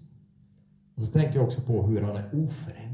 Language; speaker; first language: Swedish; non-native, fluent; English